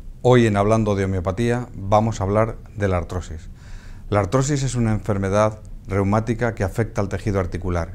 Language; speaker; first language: Spanish; native; Spanish